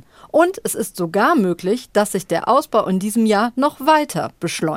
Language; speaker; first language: German; native; German